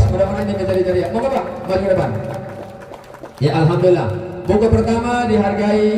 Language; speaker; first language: Indonesian; native; Indonesian